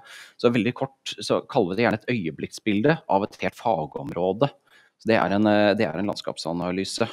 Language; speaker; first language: Norwegian; native; Norwegian